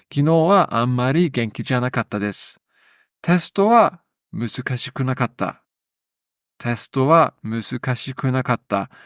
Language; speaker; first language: Japanese; non-native, learner; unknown